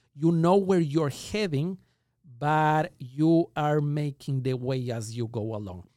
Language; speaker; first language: English; non-native, fluent; Spanish